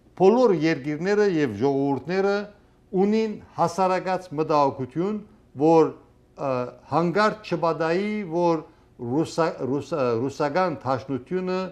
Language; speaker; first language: Armenian; early bilingual, heritage; Armenian